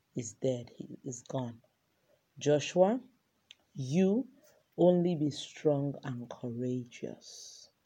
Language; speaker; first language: English; non-native, local second language; Yoruba